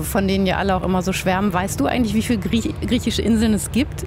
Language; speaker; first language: German; native; German